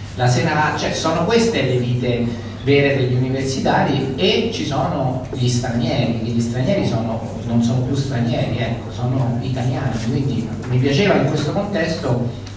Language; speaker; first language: Italian; native; Italian